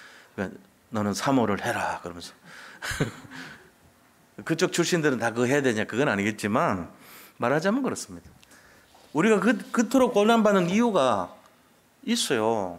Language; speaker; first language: Korean; native; Korean